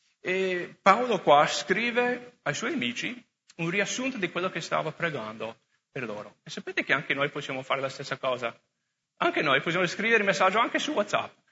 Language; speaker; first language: Italian; non-native, fluent; English